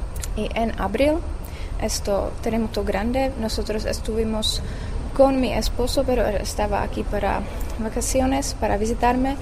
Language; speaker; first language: Spanish; non-native, learner; Czech